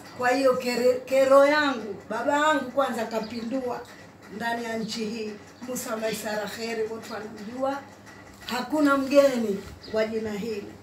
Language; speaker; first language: Swahili; native; Swahili